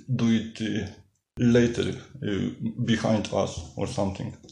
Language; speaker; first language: English; non-native, learner; Polish